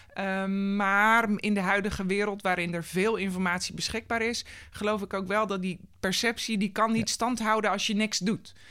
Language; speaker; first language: Dutch; native; Dutch